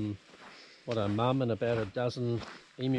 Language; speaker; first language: English; native; English